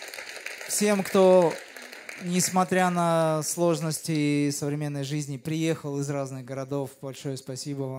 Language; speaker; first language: Russian; native; Russian